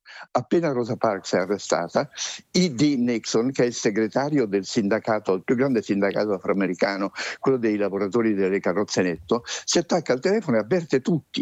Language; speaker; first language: Italian; native; Italian